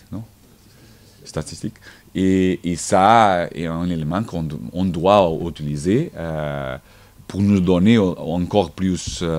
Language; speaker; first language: French; non-native, learner; Portuguese